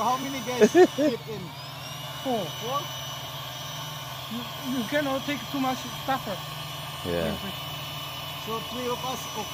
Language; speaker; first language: English; non-native, learner; Filipino